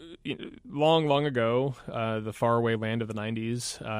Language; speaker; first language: English; native; English